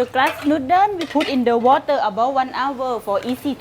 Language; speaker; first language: English; non-native, learner; Thai